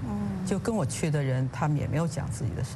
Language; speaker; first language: Chinese; native; Chinese